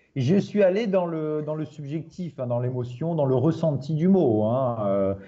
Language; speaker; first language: French; native; French